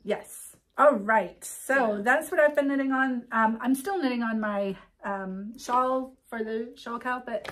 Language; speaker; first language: English; native; English